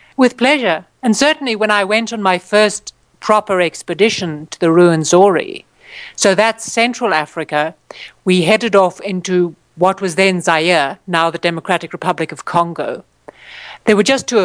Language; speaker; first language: English; native; English